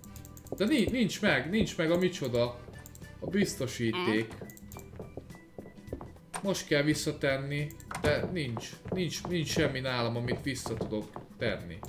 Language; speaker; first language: Hungarian; native; Hungarian